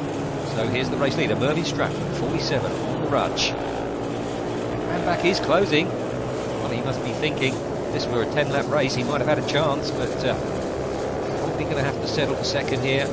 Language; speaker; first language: English; native; English